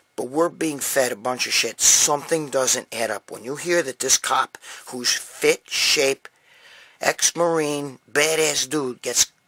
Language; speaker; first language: English; native; English